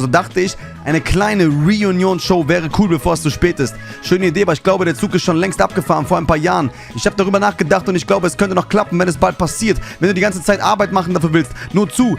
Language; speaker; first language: German; native; German